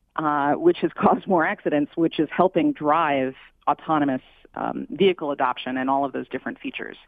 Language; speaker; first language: English; native; English